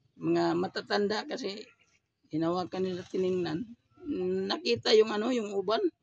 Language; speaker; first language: Filipino; non-native, local second language; Cebuano